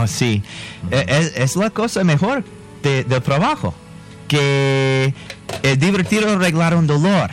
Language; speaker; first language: Spanish; non-native, fluent; English